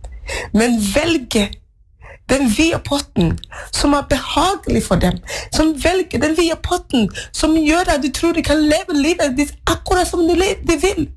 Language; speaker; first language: Norwegian; non-native, fluent; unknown